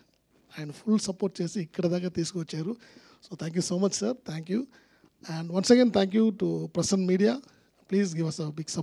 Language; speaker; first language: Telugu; non-native, learner; Tamil